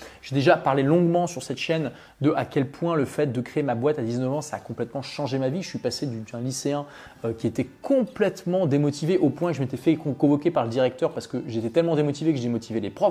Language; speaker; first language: French; native; French